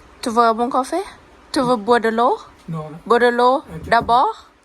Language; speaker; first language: French; non-native, learner; Thai